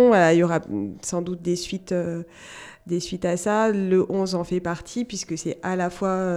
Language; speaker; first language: French; native; French